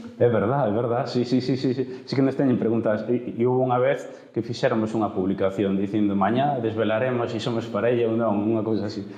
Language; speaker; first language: Galician; non-native, local second language; Spanish